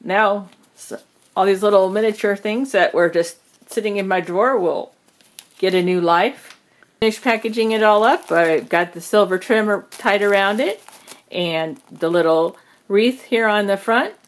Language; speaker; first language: English; native; English